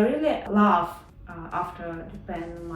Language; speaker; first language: English; non-native, learner; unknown